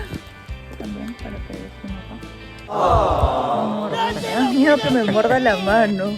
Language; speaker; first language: Spanish; native; Spanish